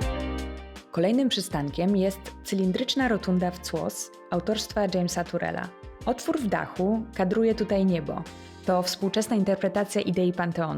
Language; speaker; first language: Polish; native; Polish